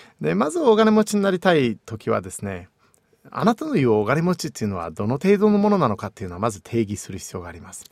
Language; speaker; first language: Japanese; non-native, fluent; English